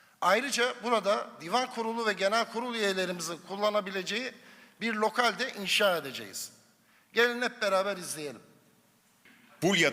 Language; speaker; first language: Turkish; native; Turkish